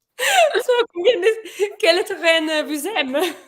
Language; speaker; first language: French; non-native, learner; Italian